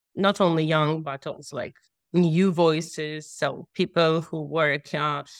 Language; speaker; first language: English; non-native, fluent; Russian